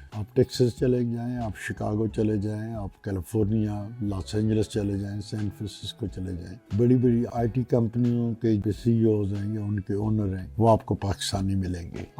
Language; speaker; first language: Urdu; non-native, local second language; Punjabi